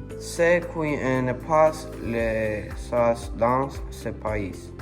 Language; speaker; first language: French; non-native, learner; Spanish